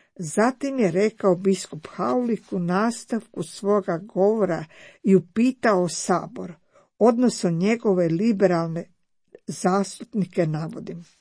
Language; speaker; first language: Croatian; native; Croatian